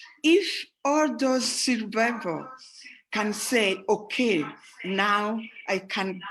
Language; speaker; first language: English; non-native, fluent; Rundi